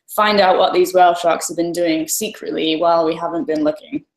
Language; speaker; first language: English; native; English